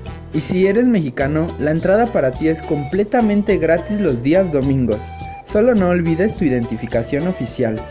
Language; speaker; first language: Spanish; native; Spanish